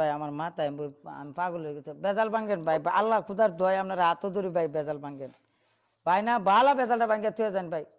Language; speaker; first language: Hindi; non-native, learner; Bangla